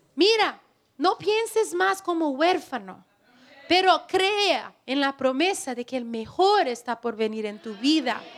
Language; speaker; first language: Spanish; non-native, fluent; Portuguese